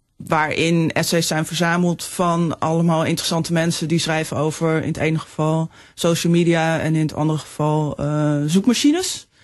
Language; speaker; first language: Dutch; early bilingual, other home language; Danish